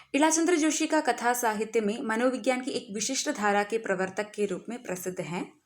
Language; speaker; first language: Hindi; non-native, local second language; Malayalam